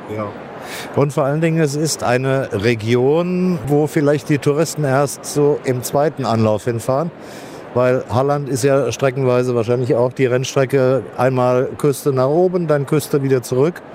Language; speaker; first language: German; native; German